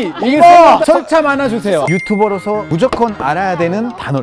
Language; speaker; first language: Korean; non-native, fluent; Spanish